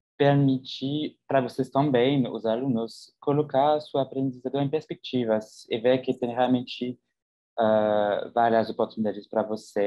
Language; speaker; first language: Portuguese; non-native, fluent; French